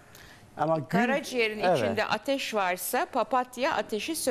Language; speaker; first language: Turkish; native; Turkish